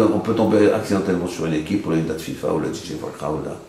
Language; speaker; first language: French; non-native, local second language; Arabic